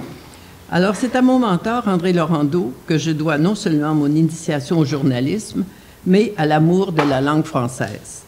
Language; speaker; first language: French; native; French